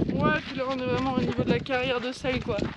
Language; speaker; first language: French; native; French